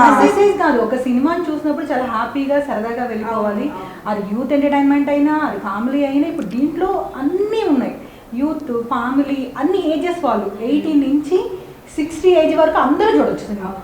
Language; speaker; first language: Telugu; native; Telugu